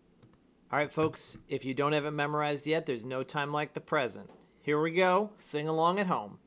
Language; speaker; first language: English; native; English